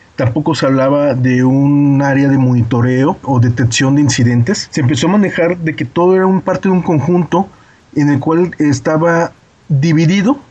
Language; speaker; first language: Spanish; native; Spanish